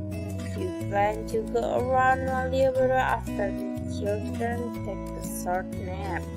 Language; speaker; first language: English; non-native, fluent; Indonesian